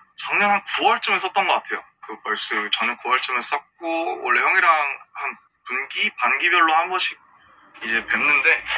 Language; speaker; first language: Korean; native; Korean